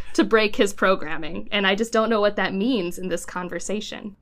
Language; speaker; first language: English; native; English